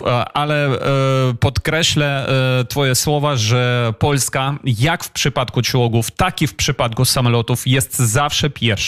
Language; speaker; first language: Polish; non-native, fluent; Ukrainian